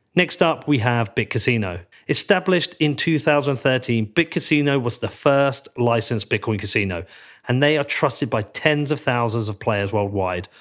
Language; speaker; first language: English; native; English